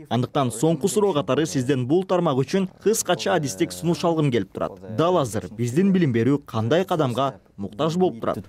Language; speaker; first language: Kyrgyz; native; Kyrgyz